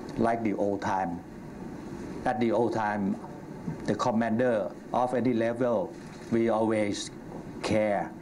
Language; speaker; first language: English; non-native, learner; Thai